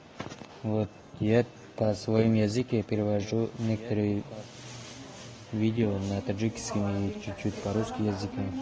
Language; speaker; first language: Russian; non-native, learner; Tajik